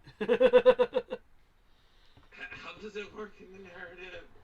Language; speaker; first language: English; native; English